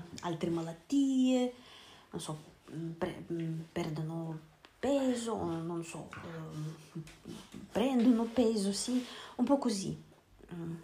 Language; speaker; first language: Italian; non-native, learner; Russian